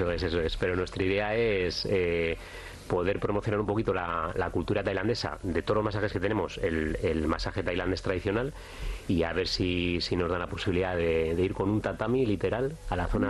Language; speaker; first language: Spanish; native; Spanish